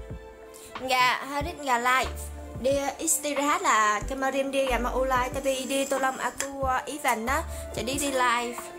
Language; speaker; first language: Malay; non-native, learner; Vietnamese